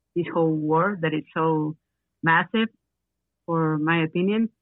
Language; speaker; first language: English; non-native, learner; Spanish